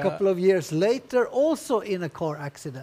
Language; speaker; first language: English; non-native, learner; Swedish